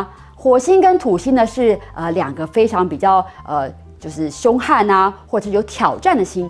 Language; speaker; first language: Chinese; native; Chinese